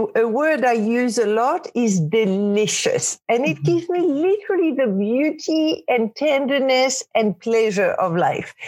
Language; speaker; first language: English; non-native, fluent; Arabic